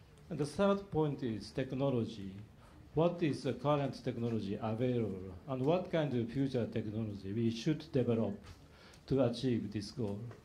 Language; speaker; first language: English; non-native, fluent; Japanese